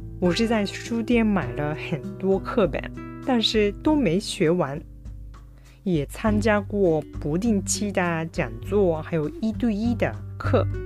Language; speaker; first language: Chinese; non-native, fluent; Japanese